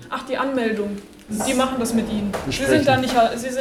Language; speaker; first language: German; native; German